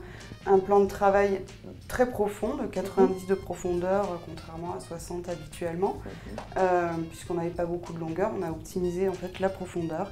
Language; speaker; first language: French; native; French